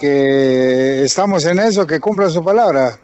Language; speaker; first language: Spanish; native; Spanish